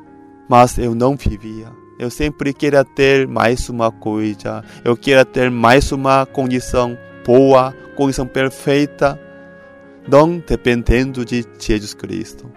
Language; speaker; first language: Portuguese; non-native, fluent; Korean